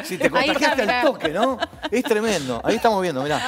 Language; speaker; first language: Spanish; native; Spanish